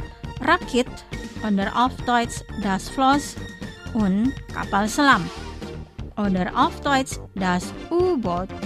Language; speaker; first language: German; non-native, fluent; Indonesian